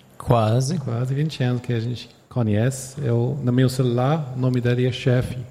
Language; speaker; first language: Portuguese; non-native, fluent; English